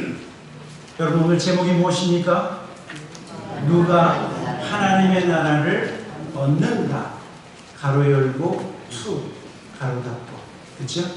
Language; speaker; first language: Korean; native; Korean